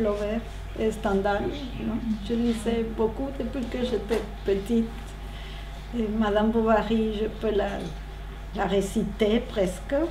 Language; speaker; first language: French; non-native, learner; Spanish